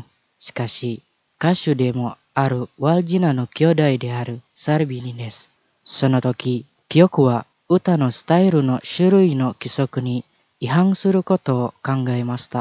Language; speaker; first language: Japanese; non-native, fluent; Indonesian